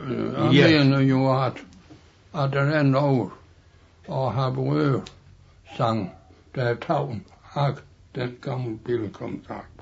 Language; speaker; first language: Danish; native; Danish